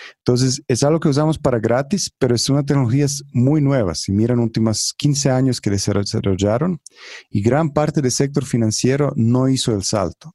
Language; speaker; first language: Spanish; non-native, fluent; Croatian